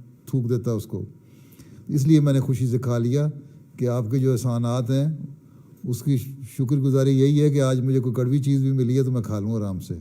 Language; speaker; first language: Urdu; native; Urdu